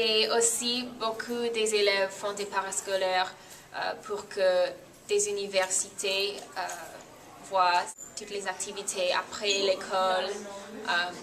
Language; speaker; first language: French; non-native, fluent; English